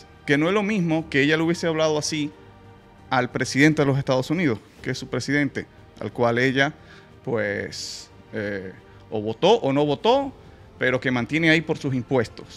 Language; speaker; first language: Spanish; native; Spanish